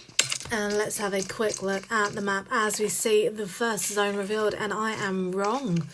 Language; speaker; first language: English; native; English